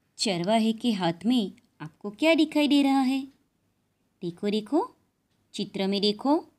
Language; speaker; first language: Hindi; non-native, local second language; Gujarati